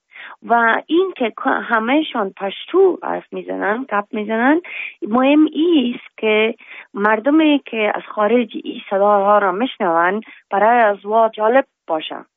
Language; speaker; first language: Persian; non-native, local second language; Pashto